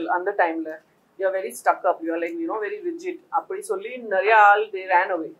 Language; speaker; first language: Tamil; non-native, local second language; Gujarati